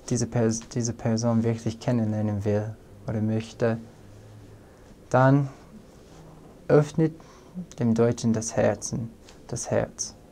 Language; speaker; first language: German; non-native, fluent; English